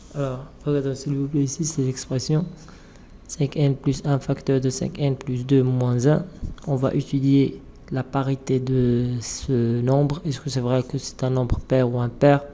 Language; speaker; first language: French; non-native, local second language; Arabic